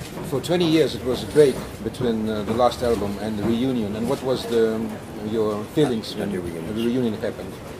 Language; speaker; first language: English; non-native, fluent; Russian